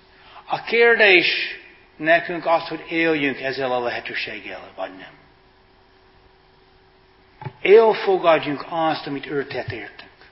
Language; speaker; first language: Hungarian; non-native, fluent; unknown